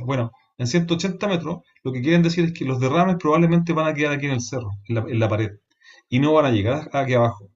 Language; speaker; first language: Spanish; native; Spanish